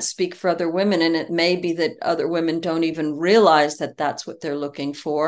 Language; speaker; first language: English; native; English